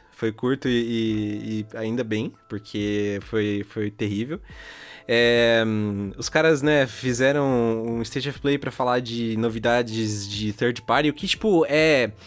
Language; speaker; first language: Portuguese; native; Portuguese